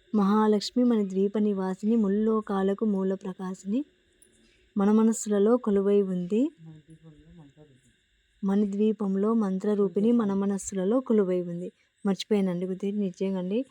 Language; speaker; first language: Telugu; native; Telugu